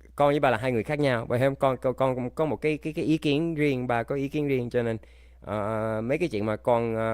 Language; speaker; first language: Vietnamese; early bilingual, heritage; Vietnamese